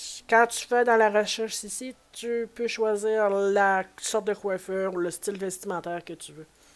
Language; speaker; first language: French; native; French